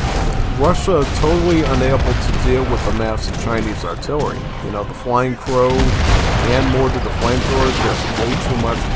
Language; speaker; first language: English; native; English